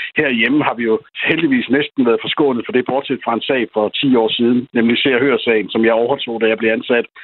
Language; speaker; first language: Danish; native; Danish